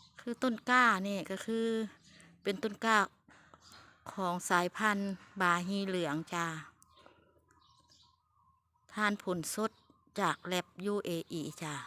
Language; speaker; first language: Thai; non-native, local second language; Lao